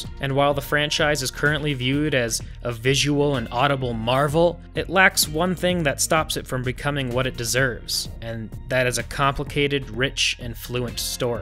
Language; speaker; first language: English; native; English